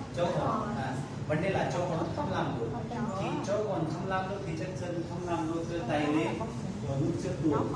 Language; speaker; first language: Vietnamese; non-native, learner; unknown